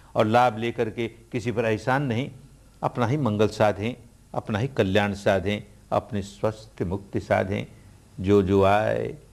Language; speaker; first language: Hindi; early bilingual, heritage; Hindi